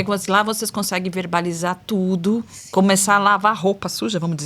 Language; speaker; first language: Portuguese; native; Portuguese